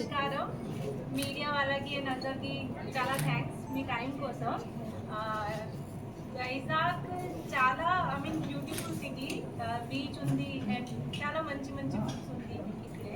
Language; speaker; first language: Telugu; non-native, learner; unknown